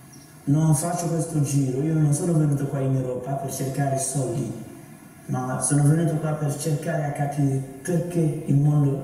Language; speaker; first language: Italian; non-native, fluent; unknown